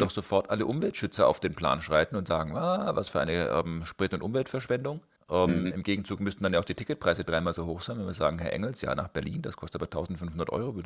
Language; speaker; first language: German; native; German